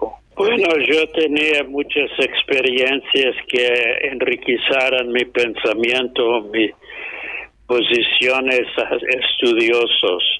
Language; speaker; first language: Spanish; non-native, fluent; English